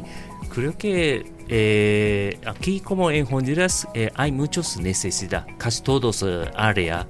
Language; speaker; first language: Spanish; non-native, learner; Japanese